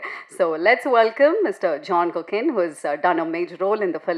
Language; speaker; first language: Tamil; native; Tamil